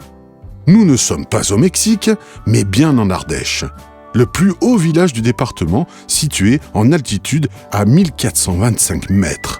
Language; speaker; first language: French; native; French